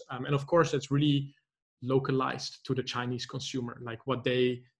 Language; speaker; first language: English; non-native, fluent; Dutch